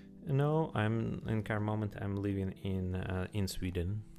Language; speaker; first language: English; non-native, learner; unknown